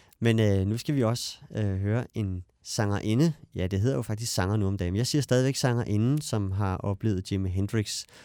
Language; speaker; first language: Danish; native; Danish